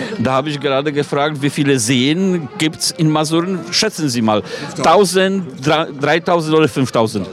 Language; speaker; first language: German; non-native, fluent; Polish